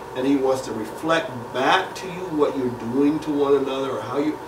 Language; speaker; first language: English; native; English